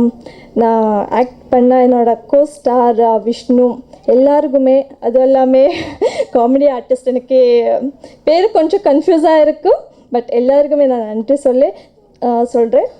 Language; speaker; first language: Tamil; non-native, learner; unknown